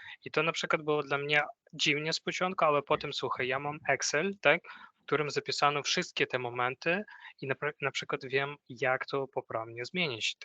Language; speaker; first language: Polish; non-native, fluent; Ukrainian